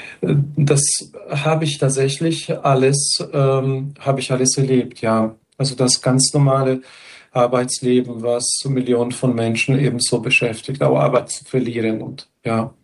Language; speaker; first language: German; non-native, fluent; Croatian